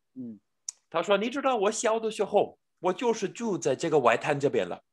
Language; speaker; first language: Chinese; non-native, fluent; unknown